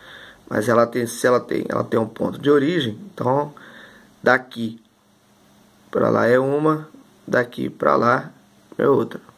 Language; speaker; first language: Portuguese; native; Portuguese